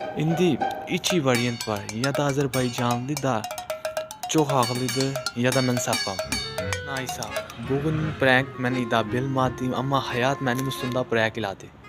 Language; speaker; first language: Azerbaijani; non-native, fluent; Urdu